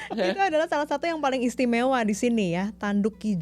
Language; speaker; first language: Indonesian; native; Indonesian